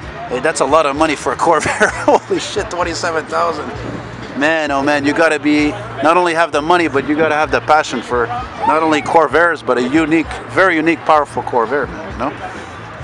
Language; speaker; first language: English; native; English